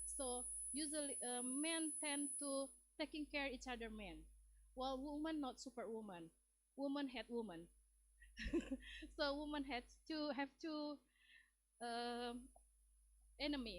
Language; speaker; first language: English; non-native, learner; Indonesian